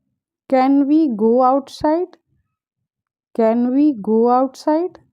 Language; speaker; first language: English; non-native, fluent; Hindi